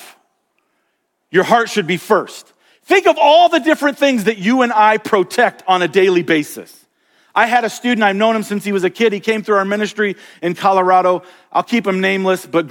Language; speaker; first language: English; native; English